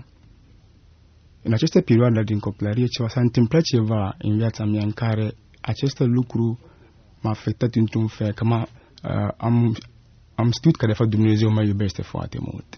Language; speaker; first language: Romanian; non-native, fluent; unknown